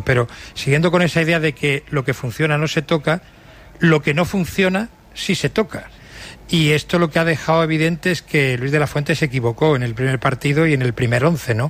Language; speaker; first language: Spanish; native; Spanish